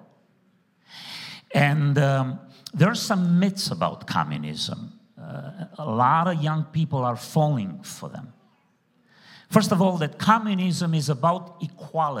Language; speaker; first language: English; non-native, fluent; Romanian